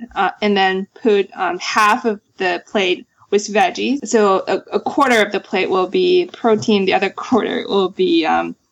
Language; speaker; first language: English; non-native, fluent; Chinese